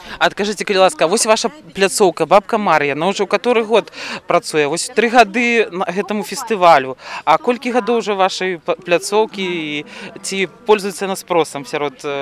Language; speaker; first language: Belarusian; non-native, local second language; Russian